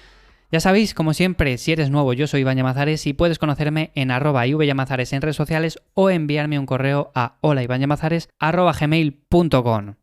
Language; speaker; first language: Spanish; native; Spanish